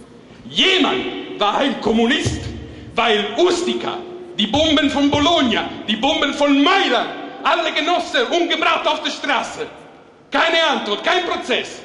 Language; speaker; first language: German; non-native, fluent; Italian